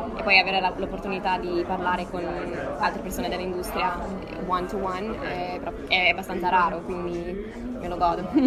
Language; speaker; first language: Italian; early bilingual, heritage; English